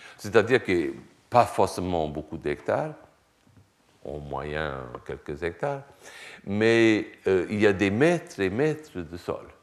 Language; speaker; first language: French; non-native, fluent; Swedish